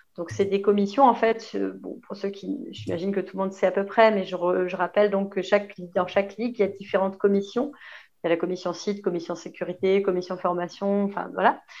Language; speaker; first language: French; native; French